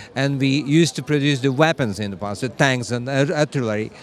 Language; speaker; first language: English; non-native, fluent; Slovak